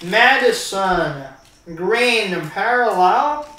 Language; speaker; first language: English; non-native, fluent; Chinese